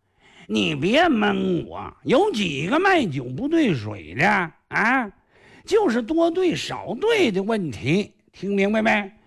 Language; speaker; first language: Chinese; native; Chinese